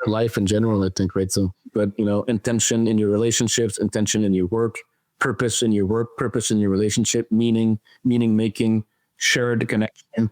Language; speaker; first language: English; non-native, fluent; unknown